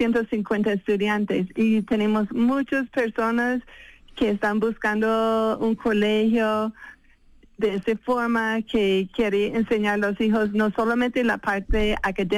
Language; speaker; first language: Spanish; non-native, fluent; English